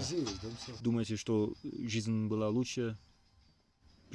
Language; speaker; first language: Russian; non-native, learner; English